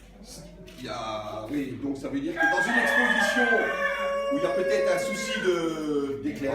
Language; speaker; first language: French; native; French